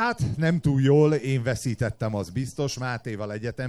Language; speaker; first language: Hungarian; native; Hungarian